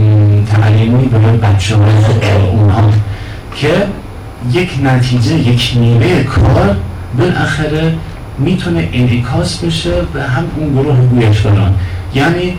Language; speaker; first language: Persian; non-native, fluent; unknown